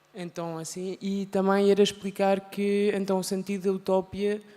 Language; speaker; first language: Portuguese; non-native, learner; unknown